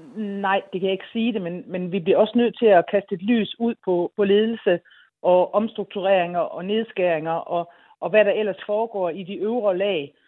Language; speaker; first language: Danish; native; Danish